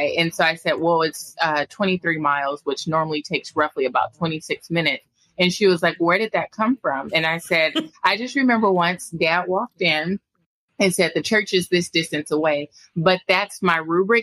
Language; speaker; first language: English; native; English